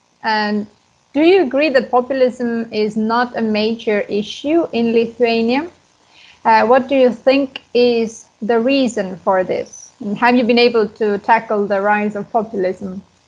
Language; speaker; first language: English; non-native, fluent; Estonian